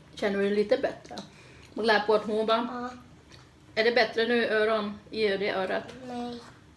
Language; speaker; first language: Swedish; non-native, fluent; Thai